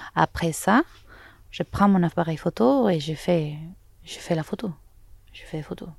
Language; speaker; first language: French; non-native, fluent; Spanish